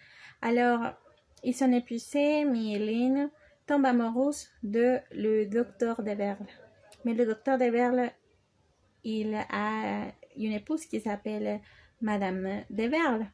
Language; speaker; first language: French; non-native, learner; Spanish